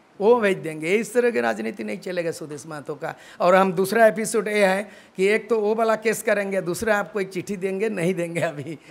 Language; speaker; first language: Hindi; native; Hindi